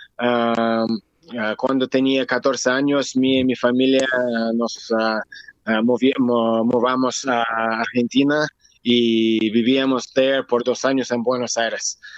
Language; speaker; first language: Spanish; non-native, learner; Russian